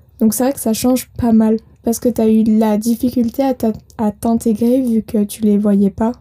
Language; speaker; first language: French; native; French